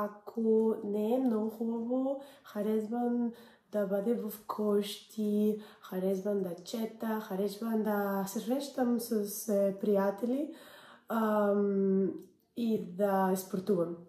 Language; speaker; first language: Bulgarian; non-native, learner; English